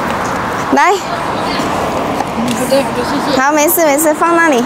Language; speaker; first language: Chinese; non-native, fluent; Indonesian